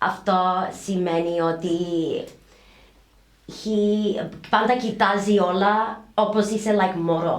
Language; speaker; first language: Greek; early bilingual, heritage; English